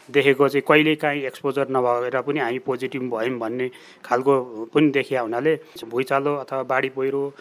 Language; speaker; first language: Nepali; native; Nepali